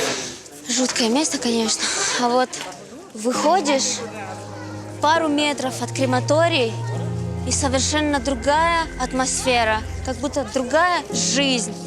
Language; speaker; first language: Russian; native; Russian